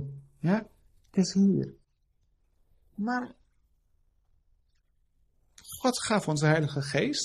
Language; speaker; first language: Dutch; non-native, fluent; Portuguese